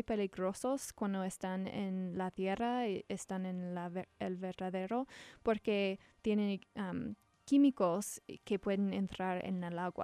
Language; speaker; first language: Spanish; non-native, learner; English